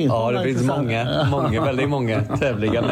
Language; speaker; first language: Swedish; non-native, fluent; English